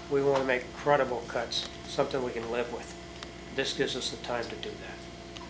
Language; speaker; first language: English; native; English